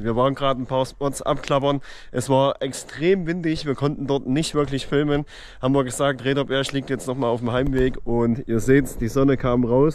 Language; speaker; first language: German; native; German